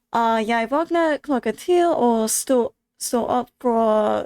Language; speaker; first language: Norwegian; non-native, learner; English